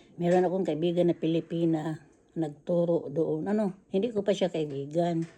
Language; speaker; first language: Filipino; non-native, local second language; Cebuano